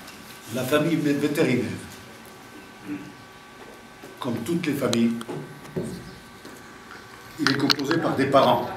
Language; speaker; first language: French; non-native, local second language; Arabic